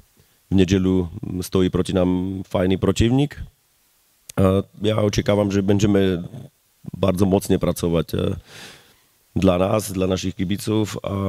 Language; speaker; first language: Polish; non-native, learner; Slovak